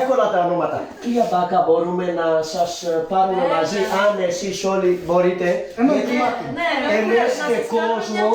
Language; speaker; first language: Greek; non-native, learner; Urdu